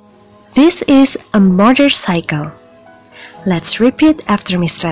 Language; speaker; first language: English; non-native, fluent; Indonesian